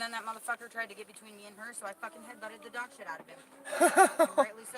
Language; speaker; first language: English; native; English